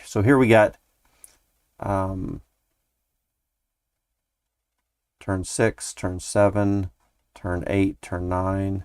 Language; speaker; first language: English; native; English